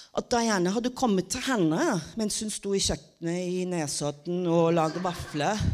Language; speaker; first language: Norwegian; non-native, fluent; English